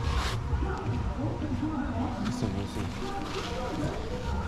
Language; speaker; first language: English; non-native, learner; Korean